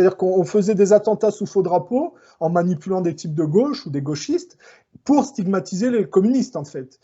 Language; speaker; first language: French; native; French